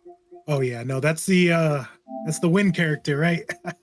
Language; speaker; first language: English; native; English